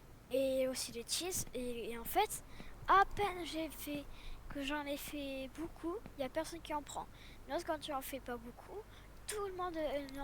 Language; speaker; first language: French; native; French